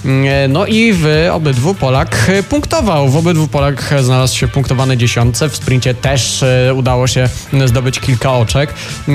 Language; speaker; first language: Polish; native; Polish